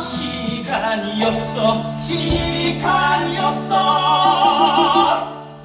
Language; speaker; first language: Korean; native; Korean